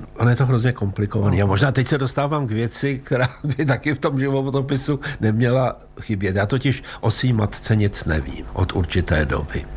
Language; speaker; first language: Czech; native; Czech